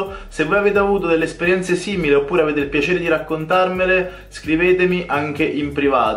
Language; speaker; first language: Italian; native; Italian